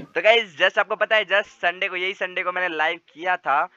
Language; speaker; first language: Hindi; non-native, local second language; Marathi